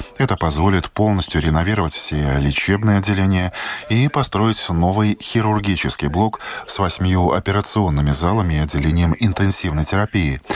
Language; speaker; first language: Russian; non-native, local second language; Latvian